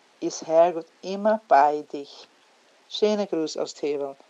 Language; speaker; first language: German; early bilingual, heritage; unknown